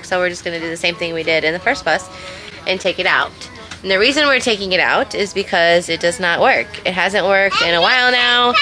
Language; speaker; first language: English; native; English